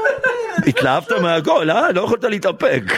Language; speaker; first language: Hebrew; native; Hebrew